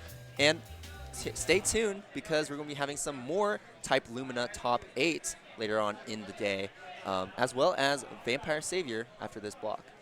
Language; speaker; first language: English; native; English